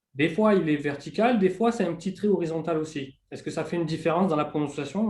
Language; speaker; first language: French; native; French